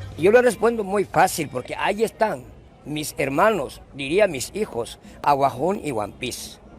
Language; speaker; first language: Spanish; non-native, local second language; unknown